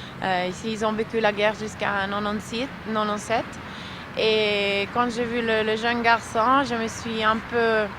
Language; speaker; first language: French; non-native, local second language; Italian